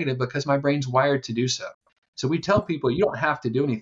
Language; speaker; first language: English; native; English